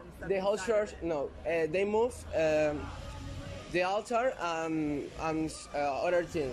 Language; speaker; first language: English; non-native, learner; Spanish